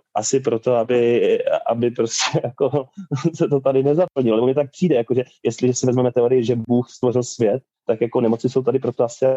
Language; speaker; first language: Czech; native; Czech